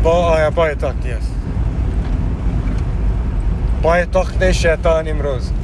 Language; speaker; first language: Persian; non-native, learner; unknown